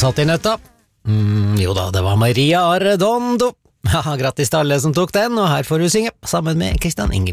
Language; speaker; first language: Norwegian; native; Norwegian